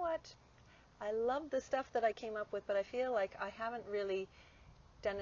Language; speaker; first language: English; native; English